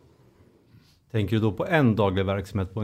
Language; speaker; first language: Swedish; native; Swedish